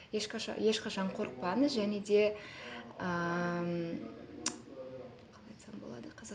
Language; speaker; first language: Kazakh; non-native, local second language; Russian